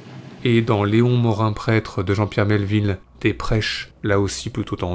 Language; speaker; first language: French; native; French